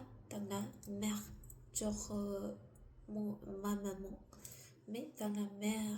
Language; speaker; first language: French; non-native, learner; Korean